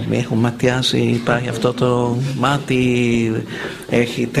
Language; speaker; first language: Greek; non-native, learner; English